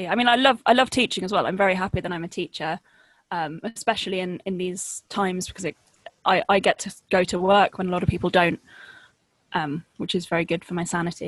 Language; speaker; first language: English; native; English